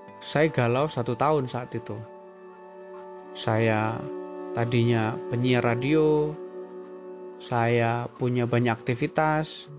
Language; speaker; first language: Indonesian; native; Indonesian